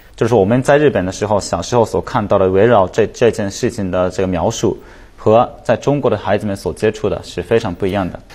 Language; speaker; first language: Chinese; non-native, fluent; Japanese